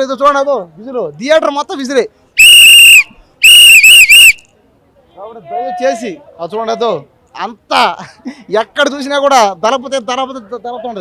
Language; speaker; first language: Telugu; native; Telugu